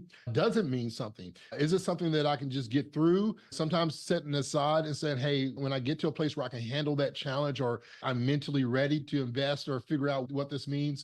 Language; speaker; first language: English; native; English